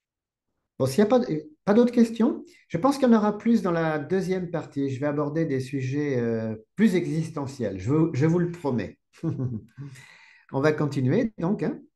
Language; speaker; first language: French; native; French